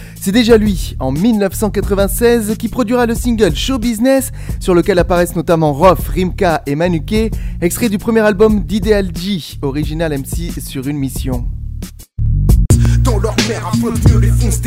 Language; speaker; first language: French; native; French